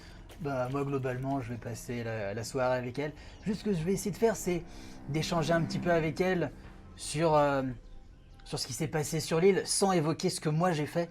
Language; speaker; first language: French; native; French